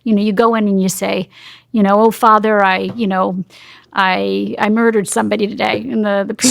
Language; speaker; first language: English; native; English